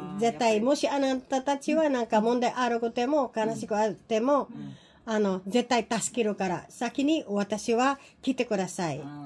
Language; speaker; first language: Japanese; non-native, learner; Filipino